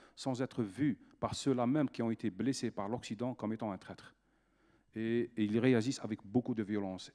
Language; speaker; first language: French; non-native, local second language; Arabic